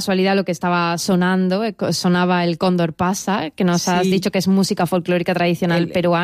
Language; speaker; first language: Spanish; native; Spanish